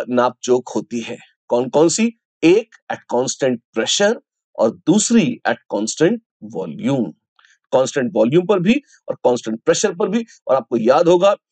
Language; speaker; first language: Hindi; native; Hindi